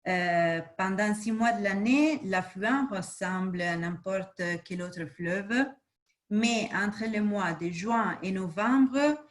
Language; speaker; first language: French; non-native, fluent; Spanish